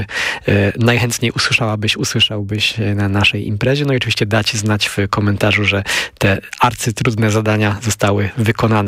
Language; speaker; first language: Polish; native; Polish